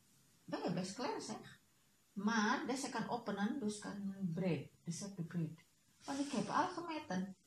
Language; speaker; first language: Dutch; non-native, learner; Indonesian